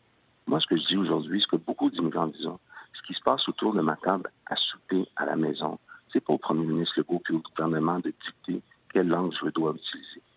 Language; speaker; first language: French; early bilingual, other home language; Spanish